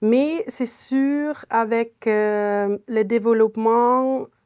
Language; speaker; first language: French; non-native, fluent; German